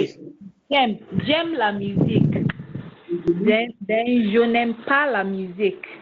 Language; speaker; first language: French; non-native, learner; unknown